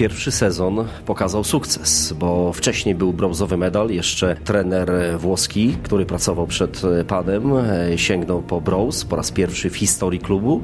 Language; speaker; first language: Polish; native; Polish